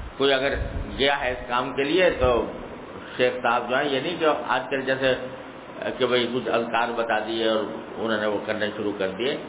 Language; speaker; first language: Urdu; native; Urdu